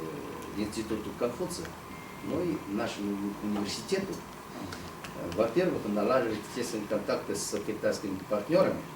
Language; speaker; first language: Russian; non-native, fluent; Chinese